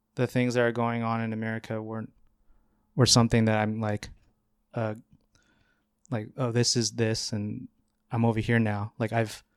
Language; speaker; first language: English; native; English